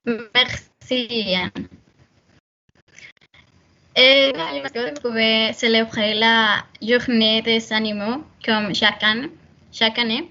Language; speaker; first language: French; non-native, learner; Spanish